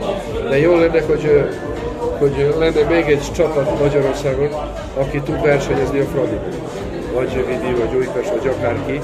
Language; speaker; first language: Hungarian; non-native, local second language; Serbian